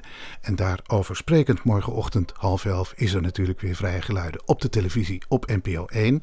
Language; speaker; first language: Dutch; native; Dutch